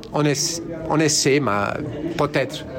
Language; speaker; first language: French; non-native, learner; Italian